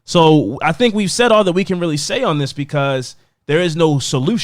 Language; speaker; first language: English; native; English